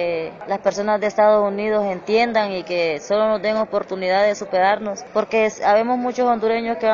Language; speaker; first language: Spanish; native; Spanish